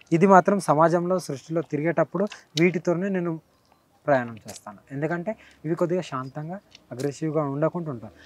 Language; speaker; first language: Telugu; native; Telugu